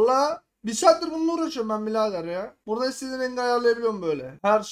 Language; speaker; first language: Turkish; native; Turkish